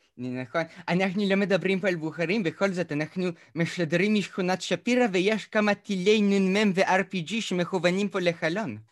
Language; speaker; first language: Hebrew; early bilingual, other home language; Russian